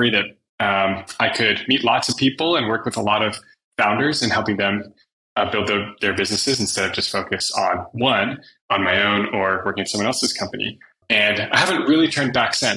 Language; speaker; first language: English; native; English